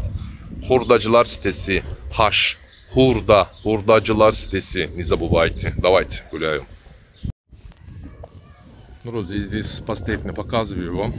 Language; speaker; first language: Russian; non-native, learner; Turkish